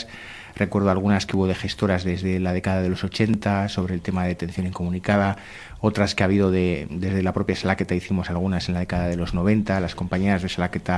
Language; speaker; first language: Spanish; native; Spanish